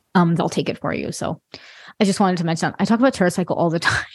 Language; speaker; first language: English; non-native, fluent; French